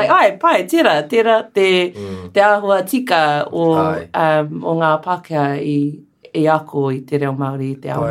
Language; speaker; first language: Māori; non-native, local second language; English